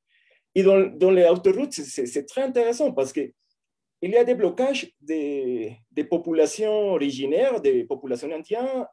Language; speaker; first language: French; non-native, fluent; Spanish